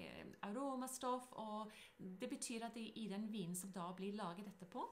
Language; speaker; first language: Norwegian; non-native, fluent; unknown